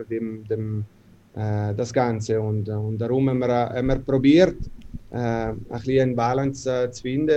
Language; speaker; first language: German; non-native, local second language; Italian